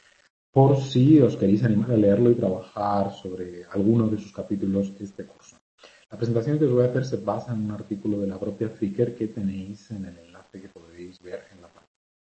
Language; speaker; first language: Spanish; native; Spanish